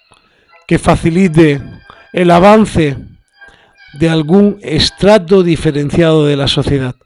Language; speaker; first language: Spanish; native; Spanish